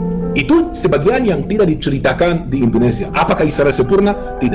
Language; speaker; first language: Indonesian; non-native, fluent; Hebrew